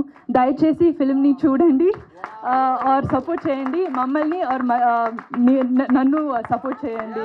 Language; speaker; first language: Telugu; non-native, learner; Tamil